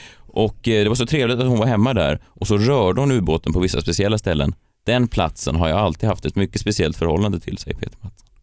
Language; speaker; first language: Swedish; native; Swedish